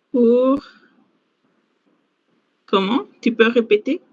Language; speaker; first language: French; non-native, fluent; Spanish